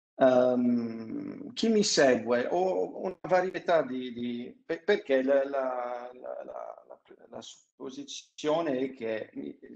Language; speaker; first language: Italian; non-native, fluent; English